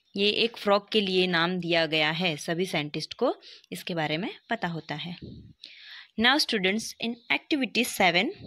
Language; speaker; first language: Hindi; non-native, local second language; Gujarati